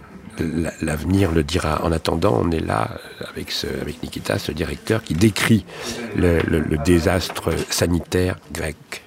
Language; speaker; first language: French; native; French